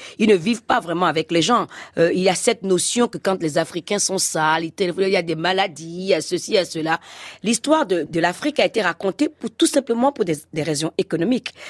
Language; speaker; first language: French; non-native, local second language; Fon